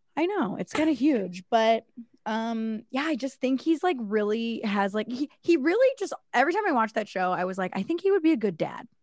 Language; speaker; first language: English; native; English